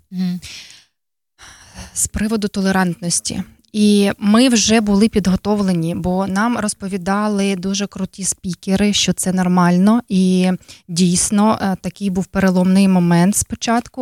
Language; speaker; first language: Ukrainian; native; Ukrainian